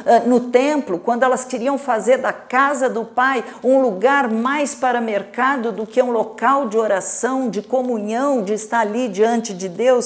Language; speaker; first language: Portuguese; native; Portuguese